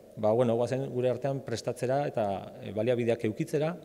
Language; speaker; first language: Basque; native; Basque